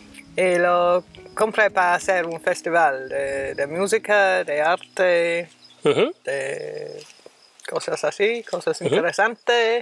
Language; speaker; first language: Spanish; non-native, fluent; English